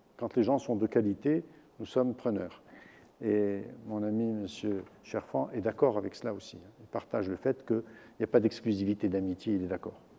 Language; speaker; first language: French; non-native, local second language; Arabic